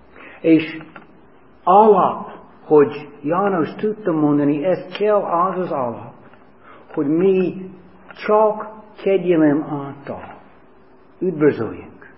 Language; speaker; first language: Hungarian; non-native, fluent; English